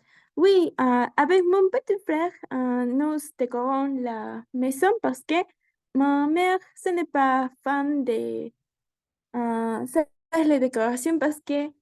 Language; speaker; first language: French; non-native, learner; Spanish